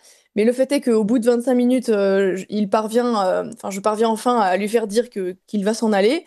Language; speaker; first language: French; native; French